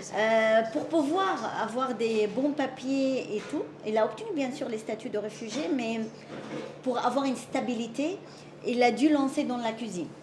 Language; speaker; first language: French; non-native, fluent; Arabic